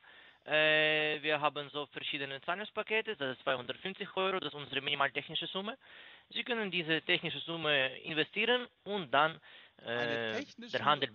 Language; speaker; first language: German; non-native, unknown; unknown